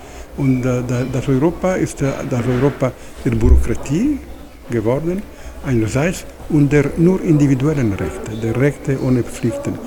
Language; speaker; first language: German; non-native, fluent; Italian